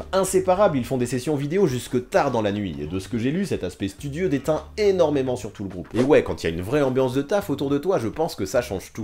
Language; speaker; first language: French; native; French